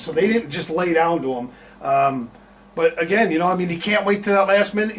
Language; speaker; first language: English; native; English